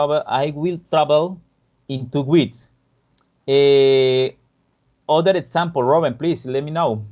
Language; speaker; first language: English; non-native, fluent; Spanish